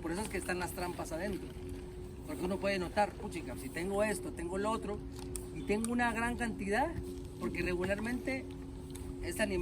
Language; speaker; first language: Spanish; native; Spanish